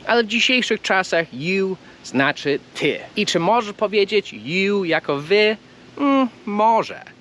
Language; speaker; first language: Polish; non-native, fluent; English